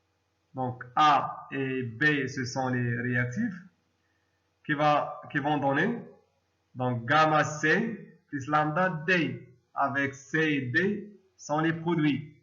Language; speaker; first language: French; non-native, local second language; Arabic